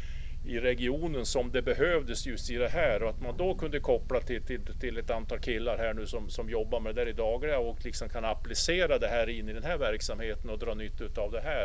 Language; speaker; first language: Swedish; native; Swedish